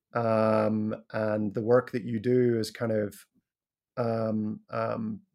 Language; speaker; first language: English; native; English